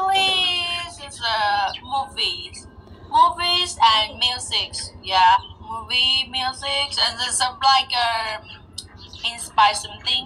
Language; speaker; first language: English; non-native, learner; Thai